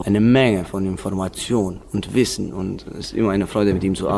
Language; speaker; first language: German; non-native, local second language; Romanian